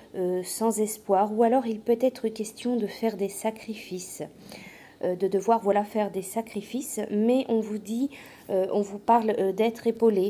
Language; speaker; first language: French; native; French